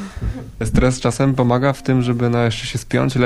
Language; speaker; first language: Polish; native; Polish